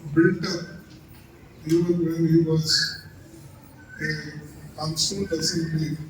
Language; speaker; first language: English; non-native, local second language; Kannada